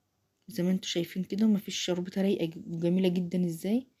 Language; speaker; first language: Arabic; native; Arabic